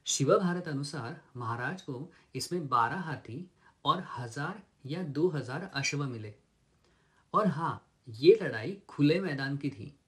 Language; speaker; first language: Hindi; non-native, local second language; Marathi